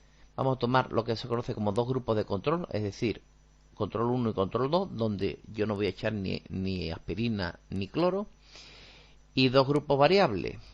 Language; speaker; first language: Spanish; native; Spanish